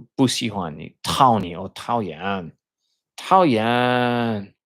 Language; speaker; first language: Chinese; non-native, learner; English